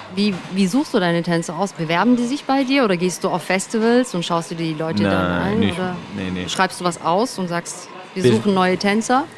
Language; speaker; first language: German; early bilingual, other home language; Turkish